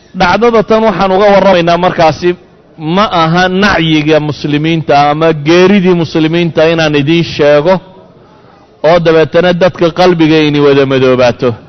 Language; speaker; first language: Somali; native; Somali